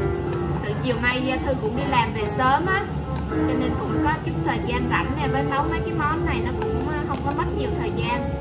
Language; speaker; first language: Vietnamese; native; Vietnamese